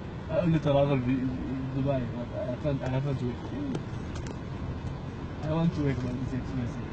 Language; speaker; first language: English; non-native, learner; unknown